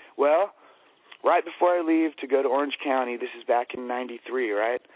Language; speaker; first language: English; native; English